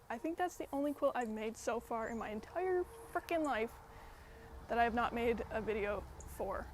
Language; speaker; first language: English; native; English